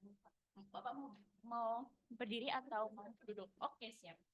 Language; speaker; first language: Indonesian; native; Indonesian